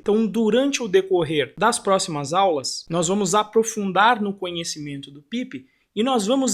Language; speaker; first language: Portuguese; native; Portuguese